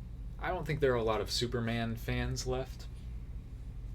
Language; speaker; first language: English; native; English